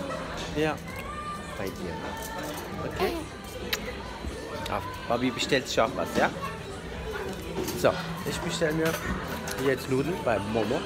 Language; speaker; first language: German; early bilingual, other home language; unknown